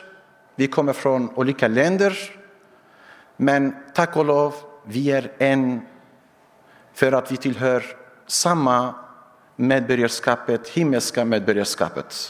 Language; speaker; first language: Swedish; non-native, fluent; Syriac